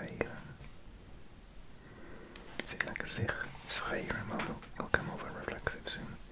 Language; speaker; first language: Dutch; non-native, learner; English